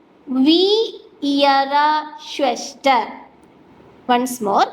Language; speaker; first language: German; non-native, fluent; Malayalam